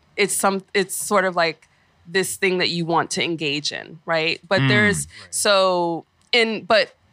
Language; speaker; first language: English; native; English